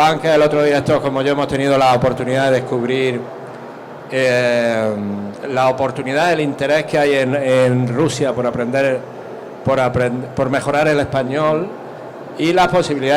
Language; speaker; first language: Spanish; native; Spanish